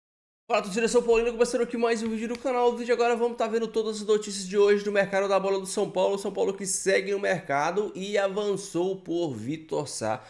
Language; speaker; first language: Portuguese; native; Portuguese